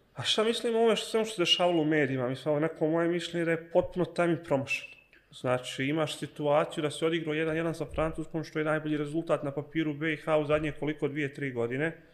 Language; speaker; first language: Bosnian; native; Bosnian